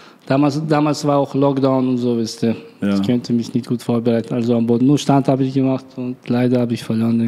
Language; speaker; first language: German; non-native, learner; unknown